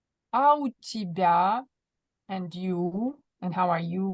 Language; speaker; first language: English; non-native, fluent; Russian